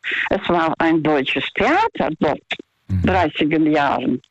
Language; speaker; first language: German; non-native, learner; Russian